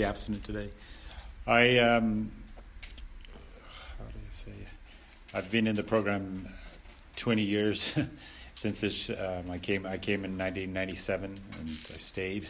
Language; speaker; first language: English; native; English